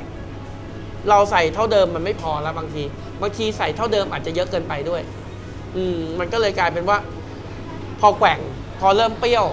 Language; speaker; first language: Thai; native; Thai